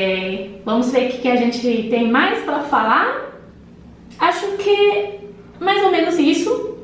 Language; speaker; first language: Portuguese; non-native, fluent; Chinese